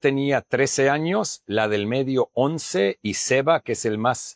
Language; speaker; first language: Spanish; non-native, fluent; English